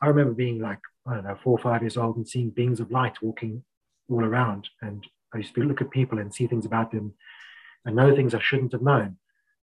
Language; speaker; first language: English; native; English